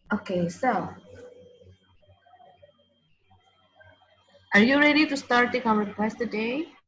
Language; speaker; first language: English; non-native, fluent; Indonesian